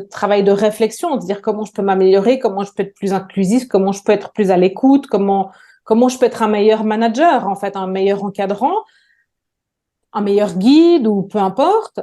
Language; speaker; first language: French; native; French